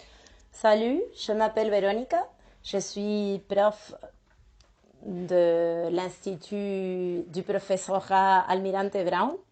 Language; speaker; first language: French; non-native, fluent; Spanish